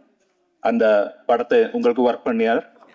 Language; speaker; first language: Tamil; non-native, learner; Malayalam